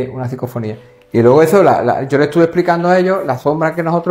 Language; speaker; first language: Spanish; native; Spanish